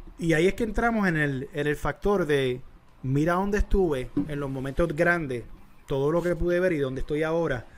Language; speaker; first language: Spanish; native; Spanish